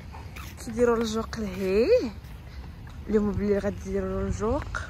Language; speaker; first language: Arabic; native; Arabic